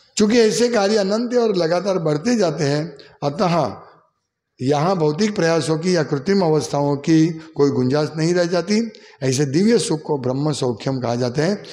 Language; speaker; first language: Hindi; non-native, local second language; Gujarati